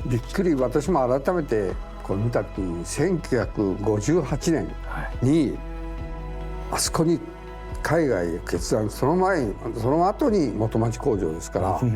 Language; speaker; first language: Japanese; native; Japanese